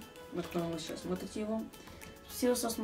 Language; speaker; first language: Russian; early bilingual, other home language; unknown